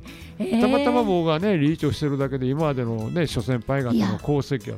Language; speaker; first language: Japanese; native; Japanese